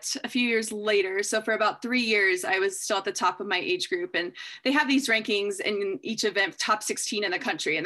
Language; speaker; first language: English; native; English